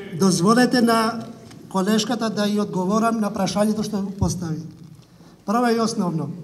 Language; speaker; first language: Macedonian; non-native, local second language; Albanian